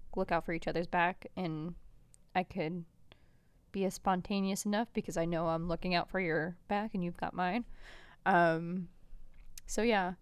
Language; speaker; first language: English; early bilingual, other home language; Albanian